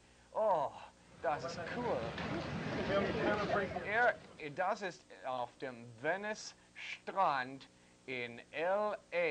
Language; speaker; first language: German; non-native, fluent; English